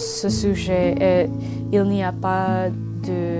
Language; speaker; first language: French; non-native, learner; English